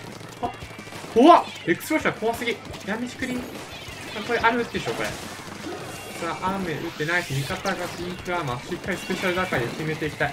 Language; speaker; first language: Japanese; native; Japanese